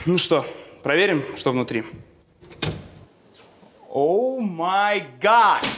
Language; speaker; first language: Russian; native; Russian